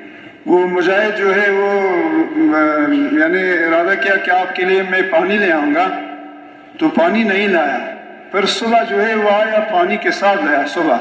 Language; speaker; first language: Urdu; non-native, local second language; Pashto